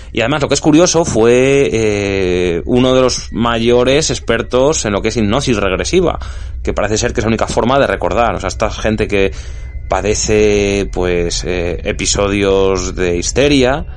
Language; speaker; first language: Spanish; native; Spanish